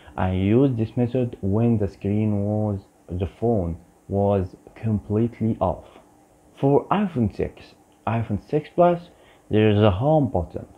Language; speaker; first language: English; non-native, learner; Arabic